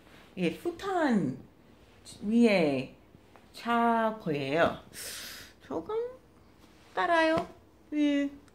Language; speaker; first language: Korean; non-native, learner; English